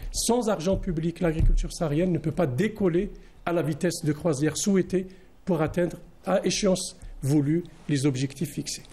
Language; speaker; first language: French; non-native, local second language; Arabic